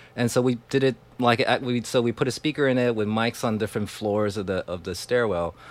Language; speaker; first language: English; non-native, fluent; Chinese